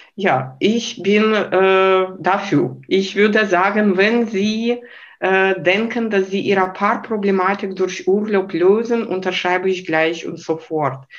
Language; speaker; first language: German; non-native, fluent; Lithuanian